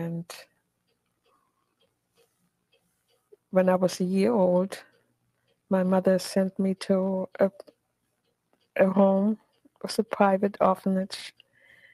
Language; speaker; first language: English; non-native, fluent; German